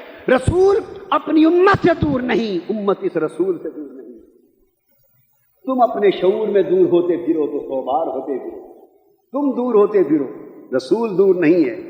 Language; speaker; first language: Urdu; native; Urdu